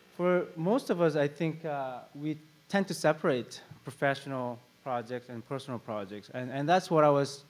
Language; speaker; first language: English; non-native, fluent; Korean